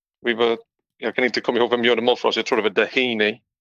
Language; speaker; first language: Swedish; non-native, learner; English